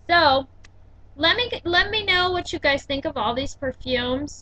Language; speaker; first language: English; native; English